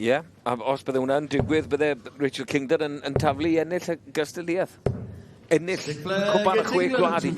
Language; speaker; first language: Welsh; native; Welsh